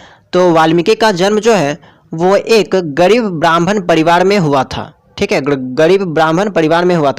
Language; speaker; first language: Hindi; native; Hindi